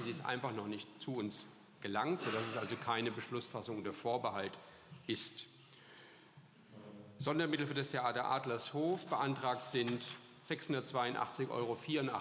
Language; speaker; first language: German; native; German